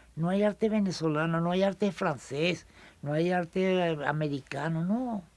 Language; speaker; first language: Spanish; native; Spanish